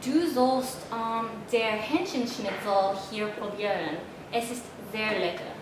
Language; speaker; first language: German; non-native, learner; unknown